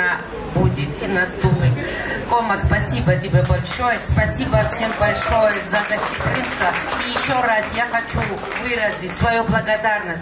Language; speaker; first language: Russian; non-native, fluent; Georgian